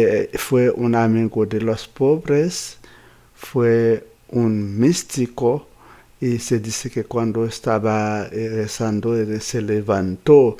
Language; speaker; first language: Spanish; non-native, fluent; Haitian Creole